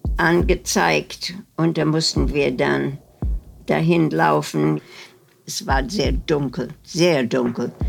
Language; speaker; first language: German; non-native, fluent; Dutch